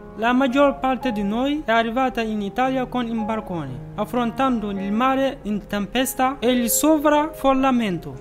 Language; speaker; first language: Italian; non-native, fluent; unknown